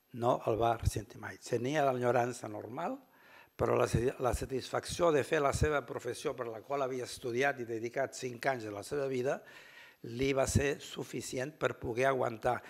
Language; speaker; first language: Catalan; early bilingual, heritage; Catalan